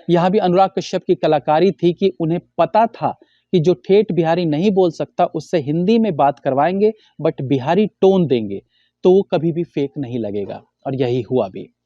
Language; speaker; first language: Hindi; native; Hindi